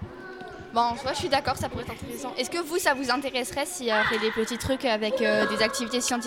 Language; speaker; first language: French; native; French